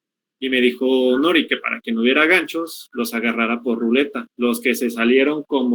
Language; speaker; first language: Spanish; native; Spanish